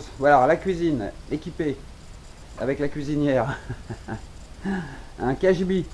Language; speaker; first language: French; native; French